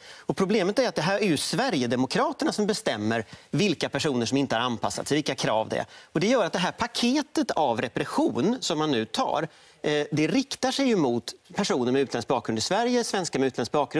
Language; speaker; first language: Swedish; native; Swedish